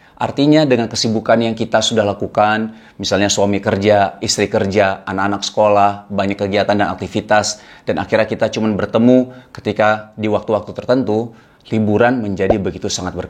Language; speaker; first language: Indonesian; native; Indonesian